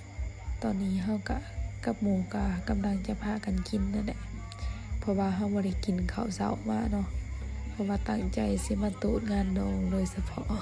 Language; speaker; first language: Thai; non-native, local second language; Northeastern Thai